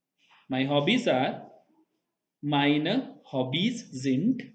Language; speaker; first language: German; non-native, fluent; Hindi